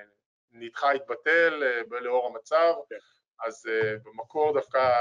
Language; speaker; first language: Hebrew; native; Hebrew